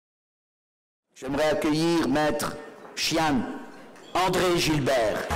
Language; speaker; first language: French; non-native, learner; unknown